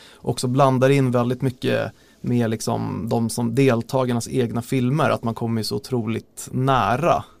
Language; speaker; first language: Swedish; native; Swedish